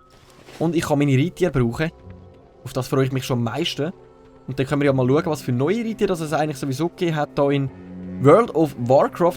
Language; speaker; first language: German; native; German